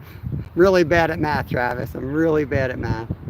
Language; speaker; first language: English; native; English